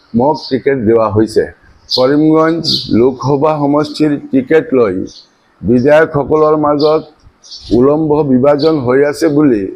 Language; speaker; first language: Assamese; non-native, local second language; Bangla